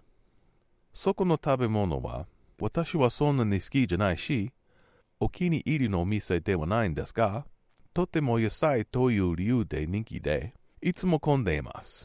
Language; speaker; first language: Japanese; non-native, learner; English